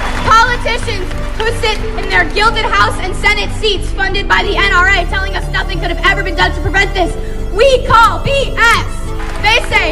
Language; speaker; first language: English; native; English